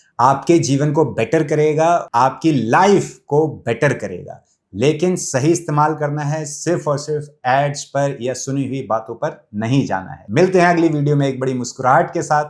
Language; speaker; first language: Hindi; native; Hindi